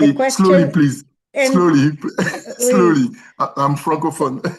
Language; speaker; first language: English; non-native, learner; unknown